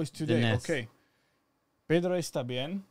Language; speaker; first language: Spanish; non-native, learner; Slovak